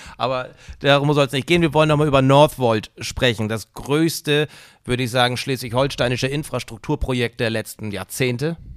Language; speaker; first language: German; native; German